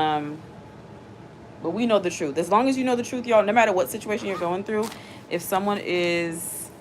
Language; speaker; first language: English; native; English